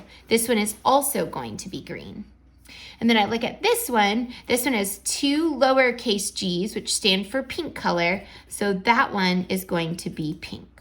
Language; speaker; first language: English; native; English